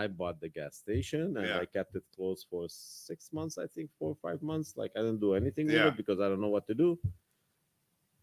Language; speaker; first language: English; non-native, learner; Arabic